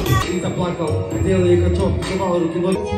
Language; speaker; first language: Russian; native; Russian